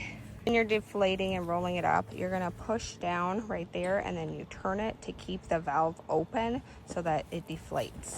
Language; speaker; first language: English; native; English